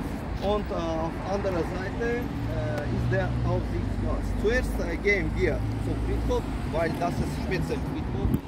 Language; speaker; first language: German; non-native, fluent; Azerbaijani